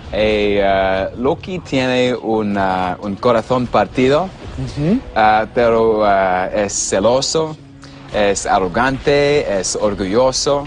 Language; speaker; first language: Spanish; non-native, learner; English